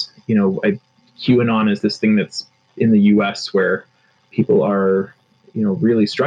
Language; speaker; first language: English; native; English